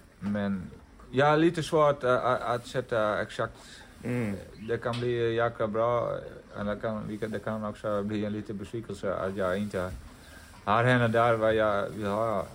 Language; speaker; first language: Swedish; non-native, fluent; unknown